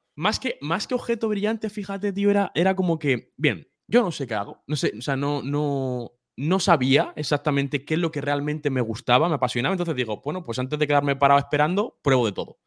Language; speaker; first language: Spanish; native; Spanish